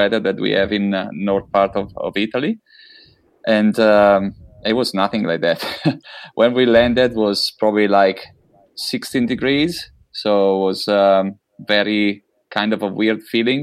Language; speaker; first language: English; non-native, fluent; Italian